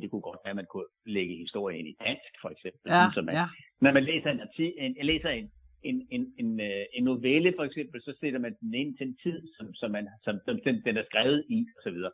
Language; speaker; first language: Danish; native; Danish